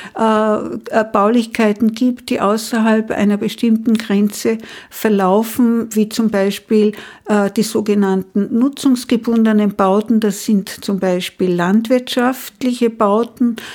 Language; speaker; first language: German; native; German